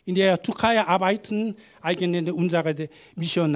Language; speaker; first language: German; non-native, learner; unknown